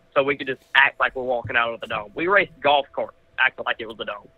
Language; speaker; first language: English; native; English